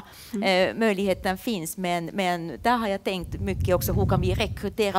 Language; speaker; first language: Swedish; non-native, fluent; Finnish